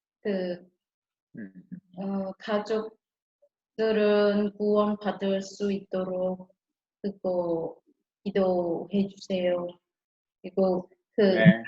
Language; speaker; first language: Korean; non-native, learner; Khmer